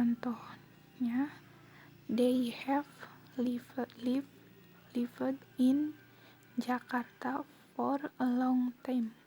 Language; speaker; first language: English; non-native, learner; Indonesian